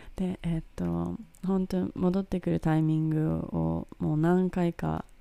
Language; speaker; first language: Japanese; early bilingual, heritage; Japanese